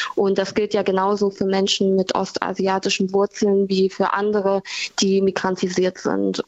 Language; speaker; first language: German; native; German